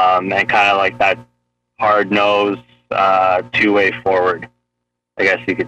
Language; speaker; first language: English; native; English